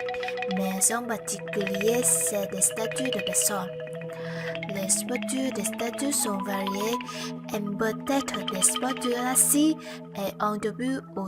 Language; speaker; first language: French; non-native, learner; Vietnamese